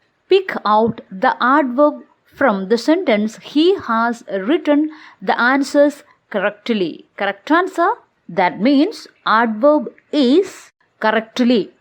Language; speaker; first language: English; non-native, local second language; Malayalam